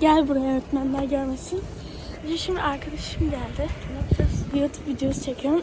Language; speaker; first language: Turkish; early bilingual, heritage; Turkish